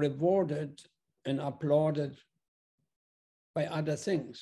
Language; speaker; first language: English; non-native, fluent; German